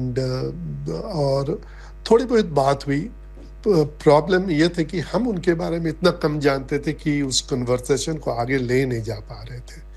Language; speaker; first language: Hindi; non-native, local second language; Bangla